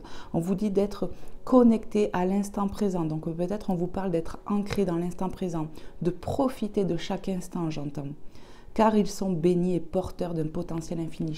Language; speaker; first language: French; native; French